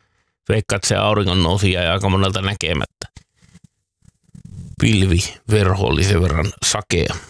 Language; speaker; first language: Finnish; native; Finnish